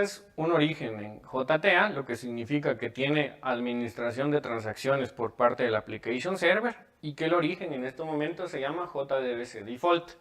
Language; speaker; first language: Spanish; native; Spanish